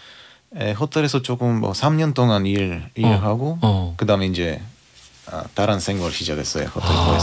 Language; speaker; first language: Korean; non-native, fluent; Bulgarian